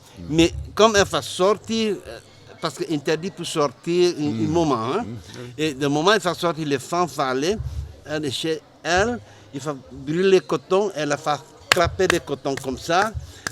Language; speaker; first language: French; non-native, learner; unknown